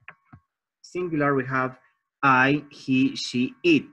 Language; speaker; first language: English; non-native, fluent; Spanish